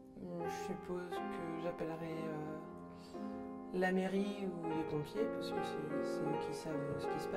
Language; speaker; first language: French; native; French